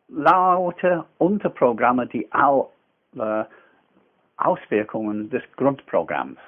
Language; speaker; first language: German; non-native, fluent; English